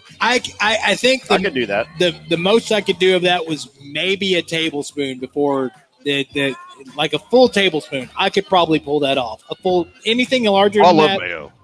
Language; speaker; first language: English; native; English